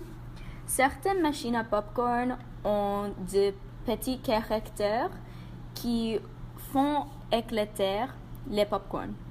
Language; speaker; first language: French; non-native, learner; English